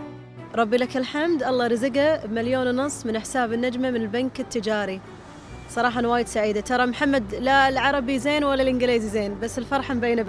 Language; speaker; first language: Arabic; native; Arabic